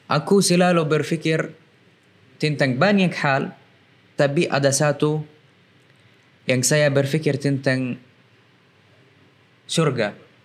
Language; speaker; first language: Indonesian; non-native, fluent; Arabic